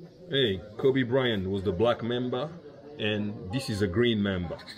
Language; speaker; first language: English; non-native, fluent; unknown